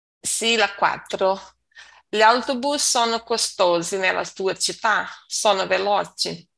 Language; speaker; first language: Italian; non-native, learner; Portuguese